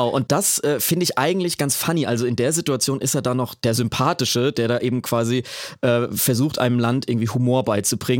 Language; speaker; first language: German; native; German